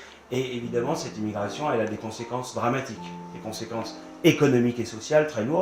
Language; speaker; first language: French; native; French